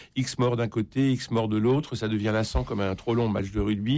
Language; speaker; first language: French; native; French